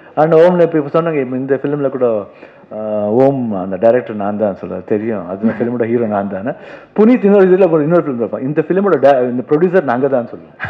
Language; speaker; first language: Tamil; non-native, local second language; Kannada